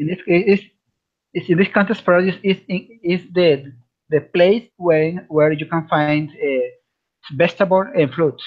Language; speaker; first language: English; non-native, learner; Spanish